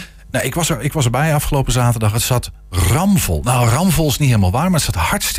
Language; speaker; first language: Dutch; native; Dutch